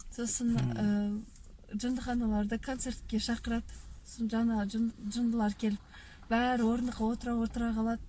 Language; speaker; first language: Kazakh; native; Kazakh